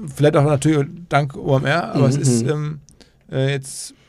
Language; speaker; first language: German; native; German